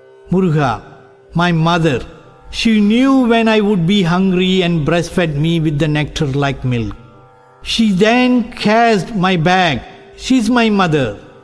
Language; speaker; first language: English; non-native, local second language; Tamil